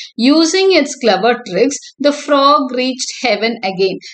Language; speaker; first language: English; non-native, local second language; Tamil